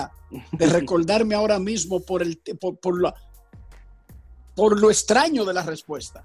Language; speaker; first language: Spanish; native; Spanish